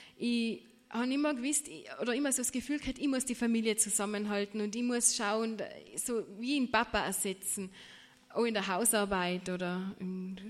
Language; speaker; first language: German; native; German